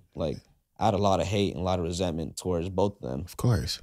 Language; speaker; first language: English; native; English